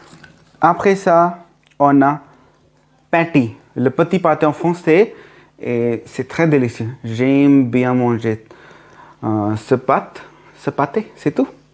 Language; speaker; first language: French; non-native, learner; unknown